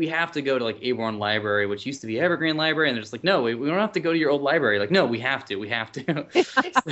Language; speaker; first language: English; native; English